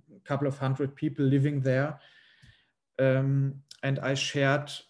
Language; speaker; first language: English; non-native, fluent; German